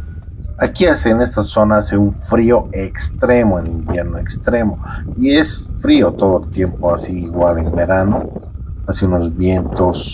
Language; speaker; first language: Spanish; native; Spanish